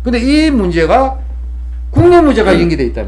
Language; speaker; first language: Korean; native; Korean